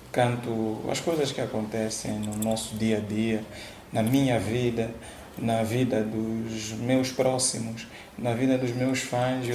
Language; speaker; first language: Portuguese; non-native, local second language; Tsonga